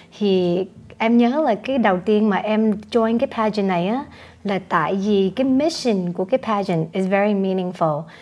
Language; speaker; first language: Vietnamese; early bilingual, heritage; Vietnamese